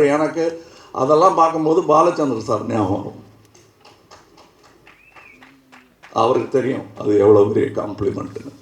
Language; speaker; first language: Tamil; native; Tamil